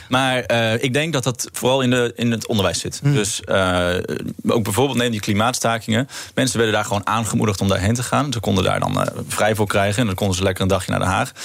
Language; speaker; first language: Dutch; native; Dutch